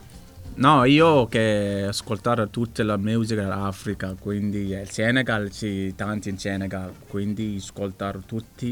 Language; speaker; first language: Italian; non-native, learner; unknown